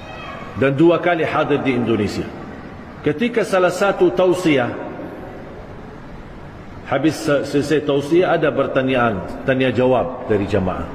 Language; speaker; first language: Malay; non-native, fluent; Arabic